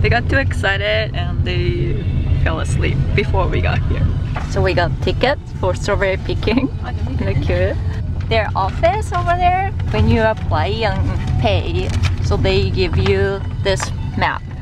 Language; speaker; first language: English; non-native, fluent; Japanese